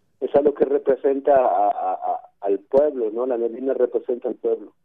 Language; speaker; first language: Spanish; non-native, local second language; Tzotzil